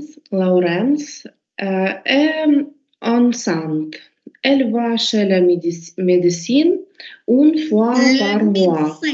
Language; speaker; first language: French; non-native, learner; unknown